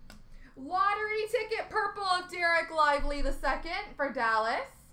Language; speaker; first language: English; native; English